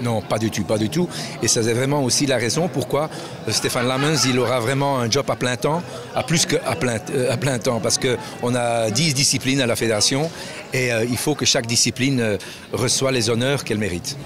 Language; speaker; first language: French; native; French